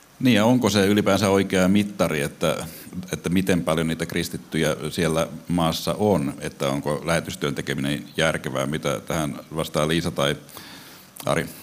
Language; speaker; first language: Finnish; native; Finnish